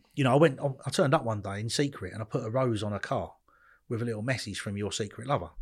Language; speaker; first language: English; native; English